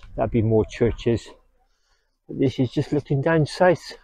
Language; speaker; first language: English; native; English